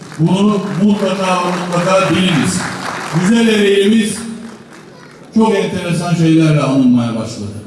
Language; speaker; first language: Turkish; native; Turkish